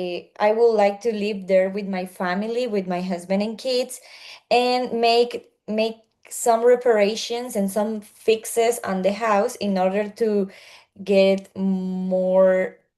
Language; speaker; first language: English; non-native, learner; Spanish